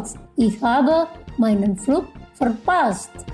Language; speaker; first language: German; non-native, fluent; Indonesian